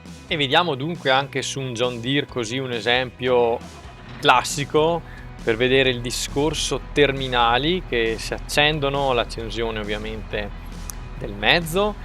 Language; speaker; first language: Italian; native; Italian